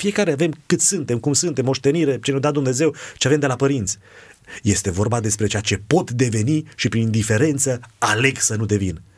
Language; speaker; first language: Romanian; native; Romanian